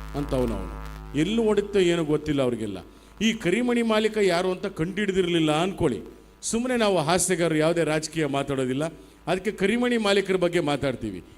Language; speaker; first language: Kannada; native; Kannada